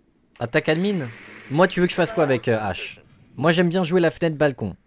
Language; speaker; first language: French; native; French